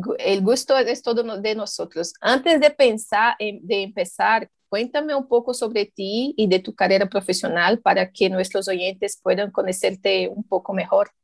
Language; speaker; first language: Spanish; non-native, fluent; Portuguese